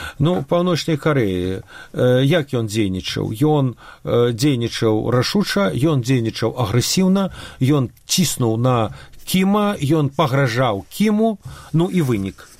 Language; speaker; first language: Belarusian; non-native, local second language; Russian